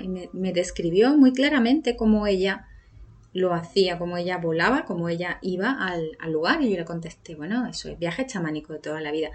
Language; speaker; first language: Spanish; native; Spanish